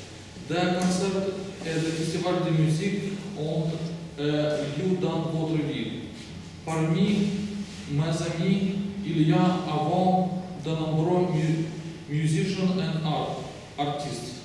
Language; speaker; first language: French; non-native, learner; Russian